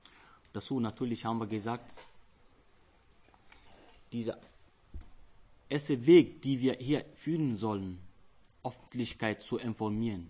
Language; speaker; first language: German; non-native, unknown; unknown